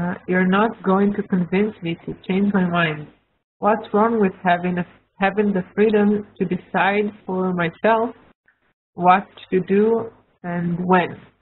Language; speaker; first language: English; non-native, learner; Hebrew